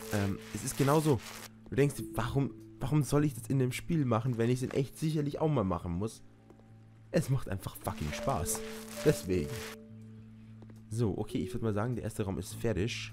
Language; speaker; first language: German; native; German